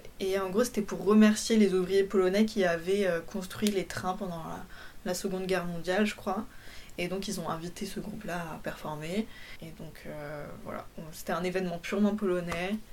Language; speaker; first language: French; early bilingual, other home language; Polish